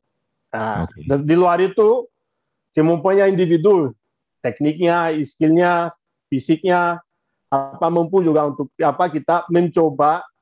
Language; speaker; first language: Indonesian; non-native, fluent; Portuguese